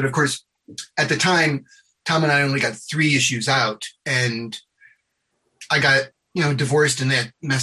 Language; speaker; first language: English; native; English